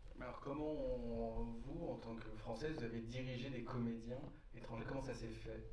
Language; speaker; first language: French; native; French